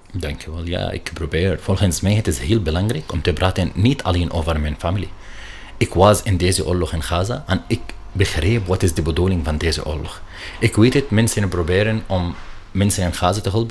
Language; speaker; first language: Dutch; non-native, learner; Arabic